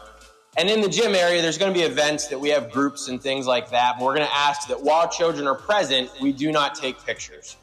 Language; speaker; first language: English; native; English